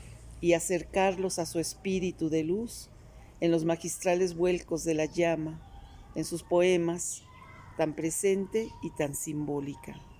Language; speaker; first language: Spanish; native; Spanish